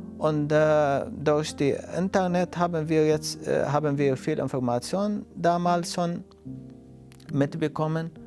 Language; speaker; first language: German; non-native, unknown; Arabic